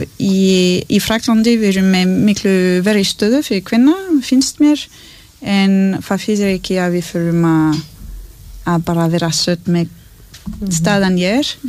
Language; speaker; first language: Icelandic; non-native, learner; French